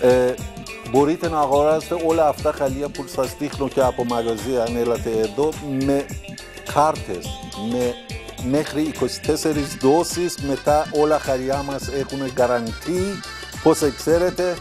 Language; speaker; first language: Greek; non-native, learner; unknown